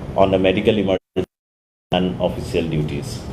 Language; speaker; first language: English; non-native, local second language; Assamese